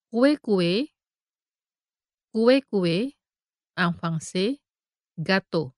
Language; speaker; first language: French; non-native, fluent; Indonesian